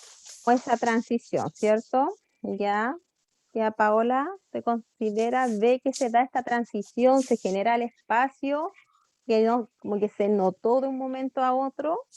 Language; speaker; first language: Spanish; native; Spanish